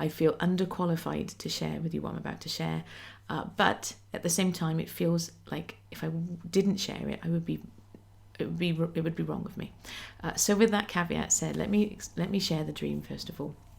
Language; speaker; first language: English; native; English